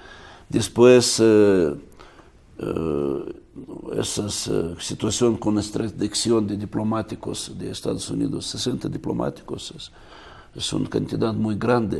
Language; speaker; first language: Spanish; non-native, fluent; Russian